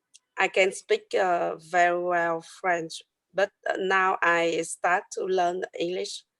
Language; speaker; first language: English; non-native, learner; Vietnamese